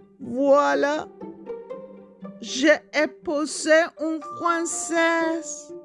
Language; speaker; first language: French; non-native, learner; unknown